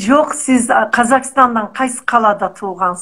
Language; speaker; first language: Kazakh; non-native, fluent; Turkish